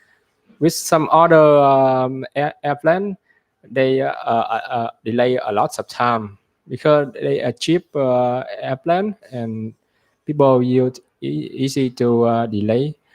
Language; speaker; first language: English; non-native, learner; Vietnamese